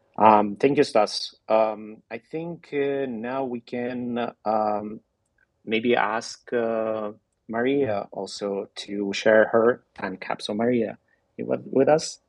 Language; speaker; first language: English; non-native, fluent; Ukrainian